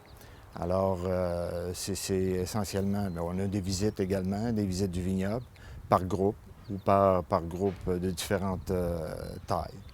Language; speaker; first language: French; native; French